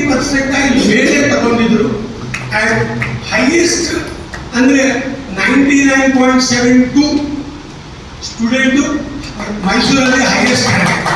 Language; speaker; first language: Kannada; non-native, learner; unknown